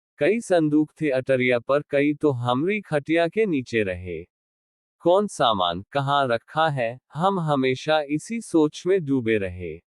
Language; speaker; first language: Hindi; non-native, local second language; Marathi